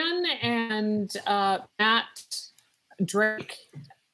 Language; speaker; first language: English; native; English